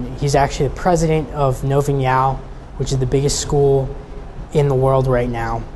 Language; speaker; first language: English; native; English